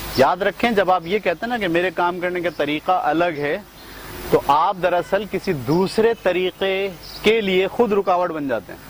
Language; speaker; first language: Urdu; native; Urdu